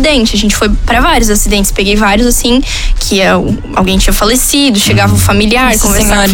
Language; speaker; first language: Portuguese; native; Portuguese